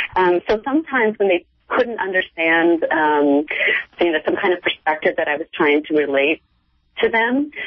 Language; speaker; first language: English; native; English